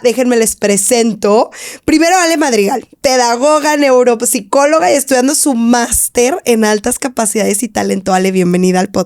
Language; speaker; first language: Spanish; native; Spanish